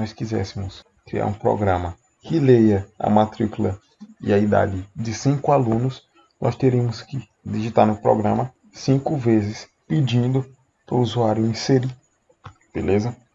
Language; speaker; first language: Portuguese; native; Portuguese